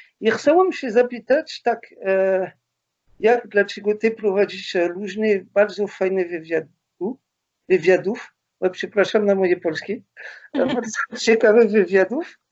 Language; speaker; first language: Polish; non-native, learner; French